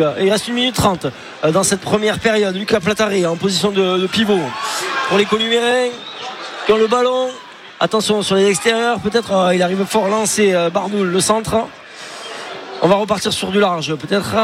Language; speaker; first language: French; native; French